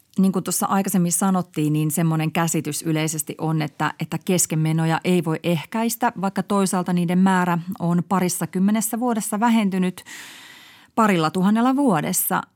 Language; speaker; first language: Finnish; native; Finnish